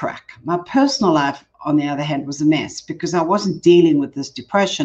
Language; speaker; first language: English; native; English